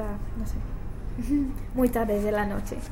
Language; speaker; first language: Spanish; non-native, learner; English